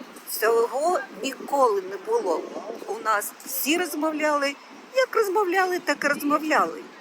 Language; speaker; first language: Ukrainian; non-native, local second language; Russian